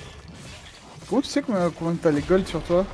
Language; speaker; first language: French; native; French